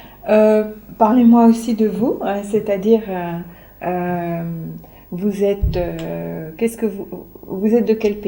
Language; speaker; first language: French; native; French